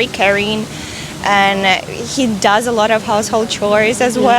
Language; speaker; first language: English; non-native, fluent; Russian